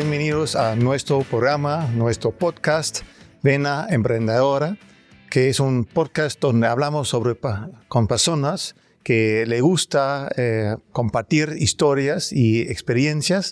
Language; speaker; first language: Spanish; non-native, learner; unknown